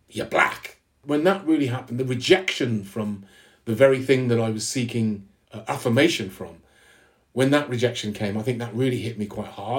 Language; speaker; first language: English; native; English